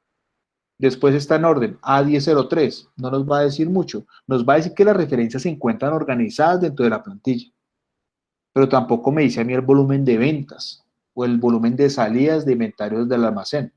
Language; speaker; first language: Spanish; native; Spanish